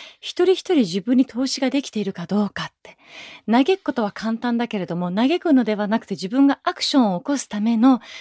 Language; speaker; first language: Japanese; early bilingual, other home language; Persian